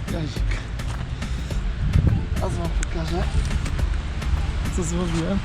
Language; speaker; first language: Polish; native; Polish